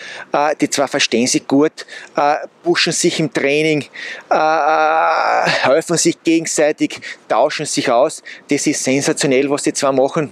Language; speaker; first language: German; native; German